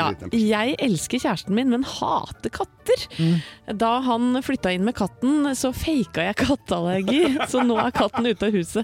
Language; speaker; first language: Norwegian; native; Norwegian